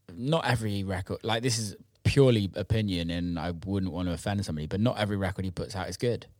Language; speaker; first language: English; native; English